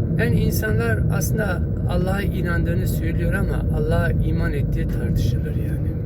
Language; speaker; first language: Turkish; non-native, local second language; Kurdish